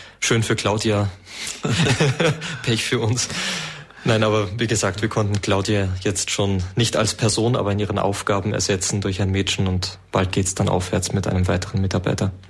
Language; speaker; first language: German; native; German